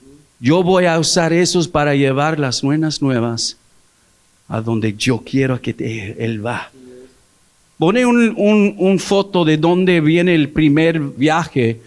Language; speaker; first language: Spanish; early bilingual, heritage; English